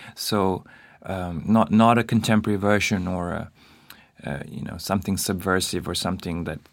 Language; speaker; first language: English; non-native, fluent; Swedish